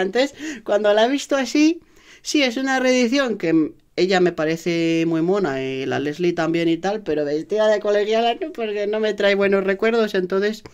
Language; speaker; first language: Spanish; native; Spanish